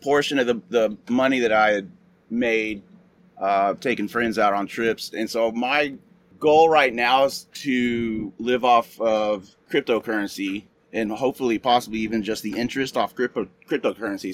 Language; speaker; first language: English; native; English